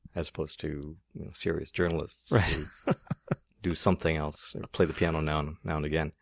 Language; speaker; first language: English; native; English